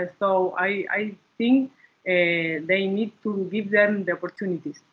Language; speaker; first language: English; non-native, learner; Spanish